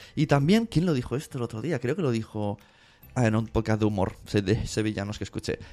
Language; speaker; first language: Spanish; native; Spanish